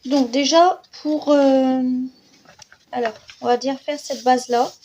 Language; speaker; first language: French; native; French